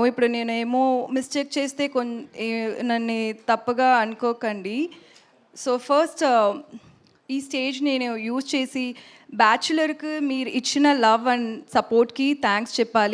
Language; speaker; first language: Telugu; non-native, fluent; Tamil